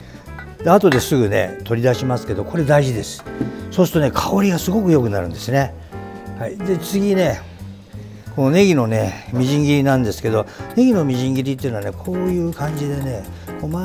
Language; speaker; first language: Japanese; native; Japanese